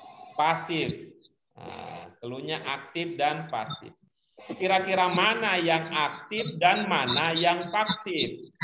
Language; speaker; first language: Indonesian; native; Indonesian